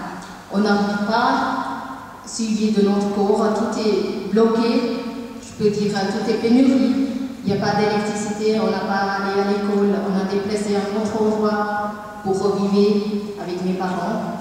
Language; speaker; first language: French; non-native, learner; Tamil